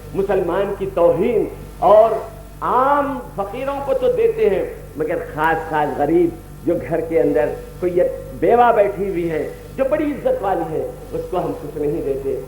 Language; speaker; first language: Urdu; native; Urdu